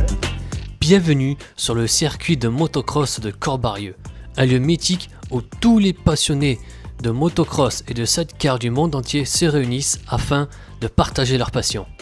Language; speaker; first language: French; native; French